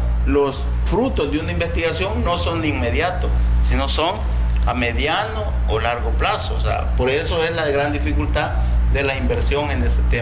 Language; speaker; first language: Spanish; native; Spanish